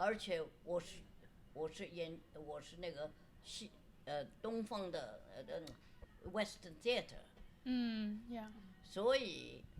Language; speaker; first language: Chinese; non-native, local second language; Wu Chinese